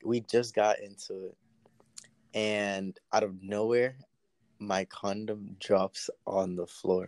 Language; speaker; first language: English; native; English